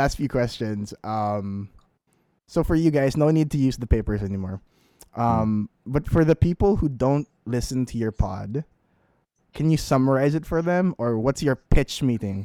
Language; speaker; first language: English; non-native, local second language; Filipino